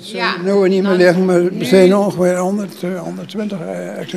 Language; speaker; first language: Dutch; native; Dutch